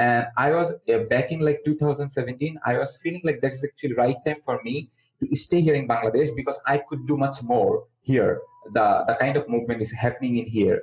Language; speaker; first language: English; non-native, local second language; Bangla